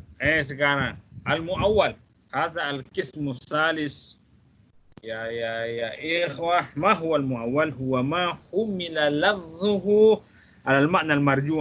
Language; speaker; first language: Arabic; non-native, fluent; Malay